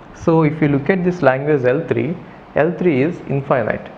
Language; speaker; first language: English; non-native, local second language; Telugu